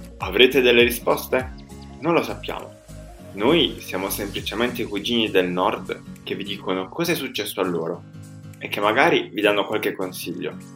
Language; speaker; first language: Italian; native; Italian